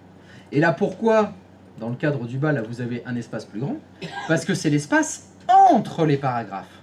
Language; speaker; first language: French; native; French